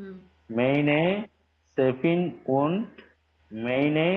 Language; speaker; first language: German; non-native, learner; Tamil